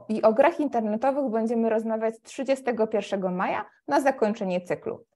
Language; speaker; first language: Polish; native; Polish